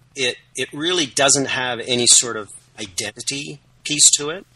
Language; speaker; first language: English; native; English